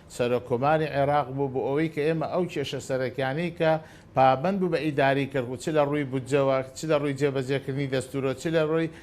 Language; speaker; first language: Central Kurdish; non-native, local second language; Azerbaijani